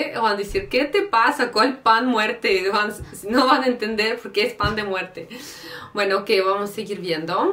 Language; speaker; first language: Spanish; non-native, fluent; Russian